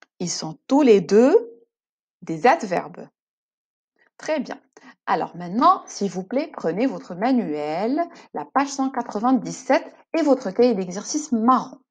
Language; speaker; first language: French; non-native, local second language; Arabic